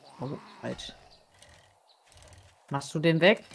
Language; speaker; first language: German; native; German